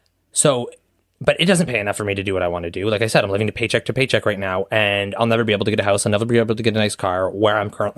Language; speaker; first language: English; native; English